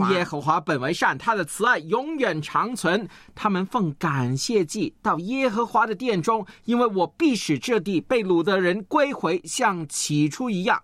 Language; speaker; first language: Chinese; native; Chinese